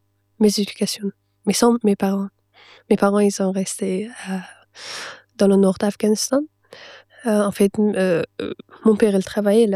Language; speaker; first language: French; non-native, fluent; Persian